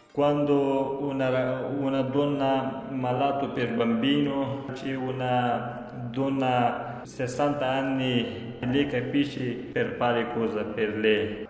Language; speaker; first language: Italian; non-native, learner; Pashto